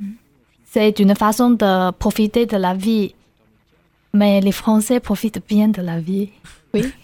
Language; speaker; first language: French; non-native, learner; Chinese